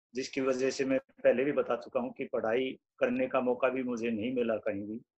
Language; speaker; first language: Hindi; native; Hindi